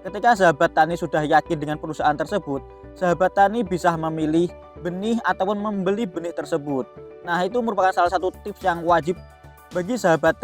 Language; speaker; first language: Indonesian; native; Indonesian